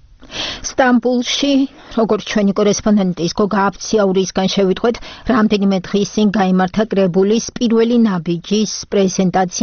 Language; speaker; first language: Georgian; native; Georgian